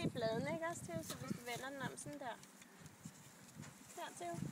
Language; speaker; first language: Danish; native; Danish